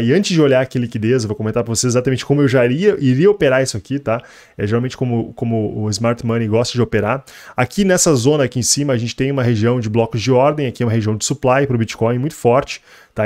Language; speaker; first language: Portuguese; native; Portuguese